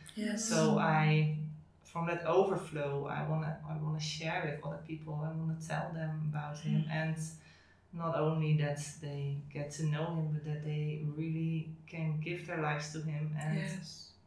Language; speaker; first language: English; non-native, fluent; Dutch